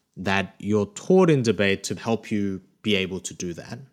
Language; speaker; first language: English; early bilingual, other home language; Korean